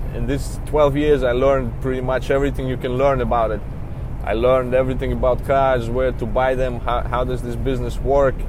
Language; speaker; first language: English; non-native, fluent; Russian